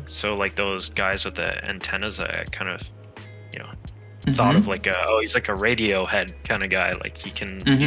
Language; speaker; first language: English; native; English